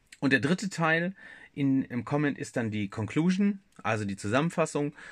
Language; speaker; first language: German; native; German